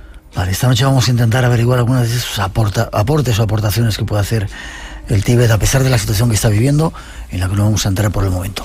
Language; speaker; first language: Spanish; native; Spanish